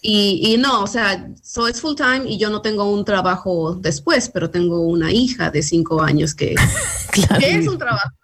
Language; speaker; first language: Spanish; early bilingual, heritage; Spanish